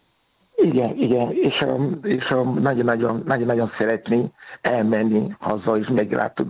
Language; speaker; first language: Hungarian; non-native, fluent; Yoruba